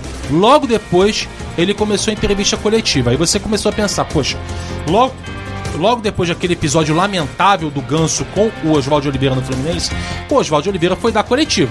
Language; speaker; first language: Portuguese; native; Portuguese